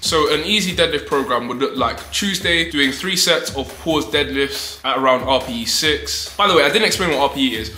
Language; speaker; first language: English; native; English